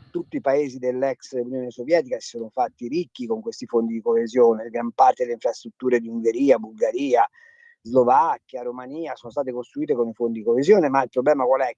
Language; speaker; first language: Italian; native; Italian